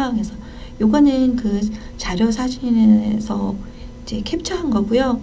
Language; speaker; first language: Korean; native; Korean